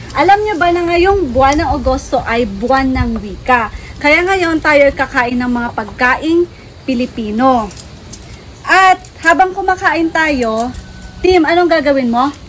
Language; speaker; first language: Filipino; native; Filipino